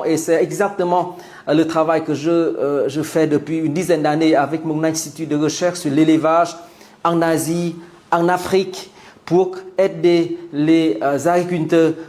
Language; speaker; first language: French; non-native, fluent; Vietnamese